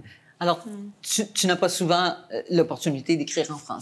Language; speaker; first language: French; native; French